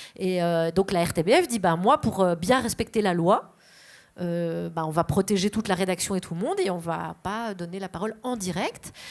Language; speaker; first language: French; native; French